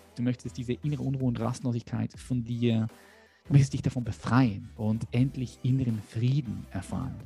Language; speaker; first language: German; native; German